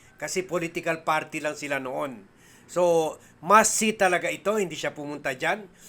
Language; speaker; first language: Filipino; native; Filipino